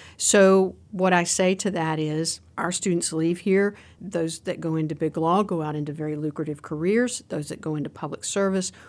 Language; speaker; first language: English; native; English